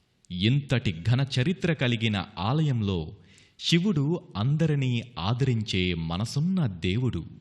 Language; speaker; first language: Telugu; native; Telugu